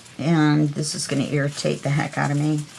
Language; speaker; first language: English; native; English